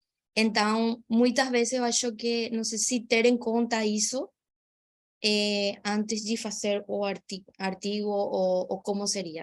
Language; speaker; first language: Portuguese; non-native, fluent; Spanish